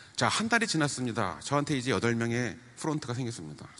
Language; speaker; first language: Korean; native; Korean